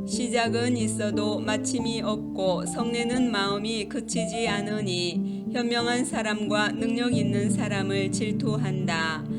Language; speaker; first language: Korean; native; Korean